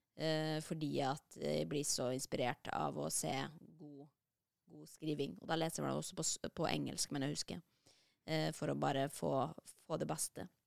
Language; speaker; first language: Norwegian; native; Norwegian